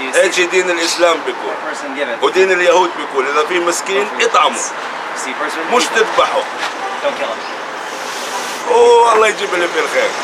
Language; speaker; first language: Arabic; native; Arabic